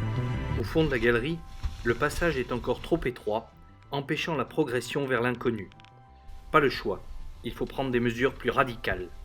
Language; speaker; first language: French; native; French